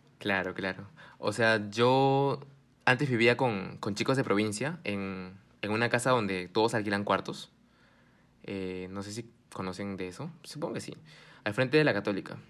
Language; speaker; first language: Spanish; early bilingual, heritage; Spanish